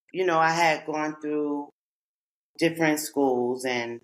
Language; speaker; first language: English; native; English